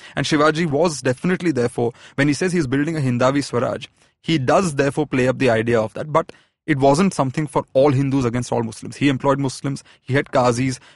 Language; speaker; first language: English; non-native, local second language; Malayalam